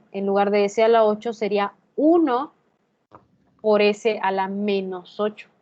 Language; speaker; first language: Spanish; native; Spanish